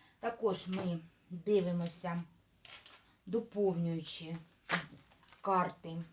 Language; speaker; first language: Ukrainian; non-native, local second language; Russian